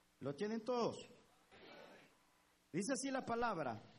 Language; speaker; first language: Spanish; native; Spanish